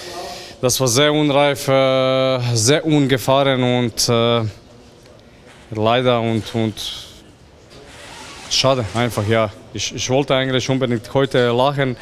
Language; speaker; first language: German; non-native, learner; Croatian